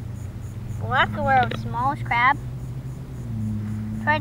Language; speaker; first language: English; native; English